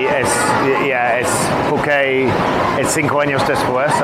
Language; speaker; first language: Spanish; non-native, learner; English